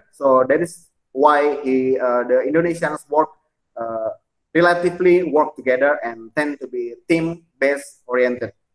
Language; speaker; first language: English; non-native, learner; Indonesian